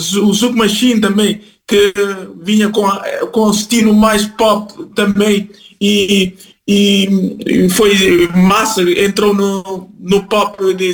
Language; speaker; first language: Portuguese; non-native, fluent; Kabuverdianu